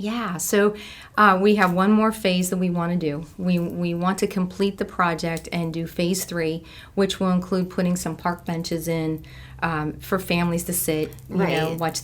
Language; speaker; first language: English; native; English